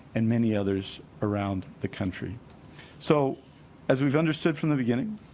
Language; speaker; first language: English; native; English